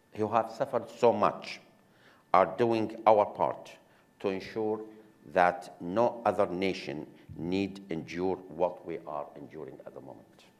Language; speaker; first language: English; non-native, fluent; Arabic